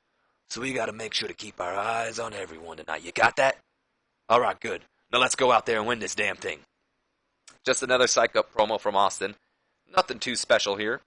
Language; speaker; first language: English; native; English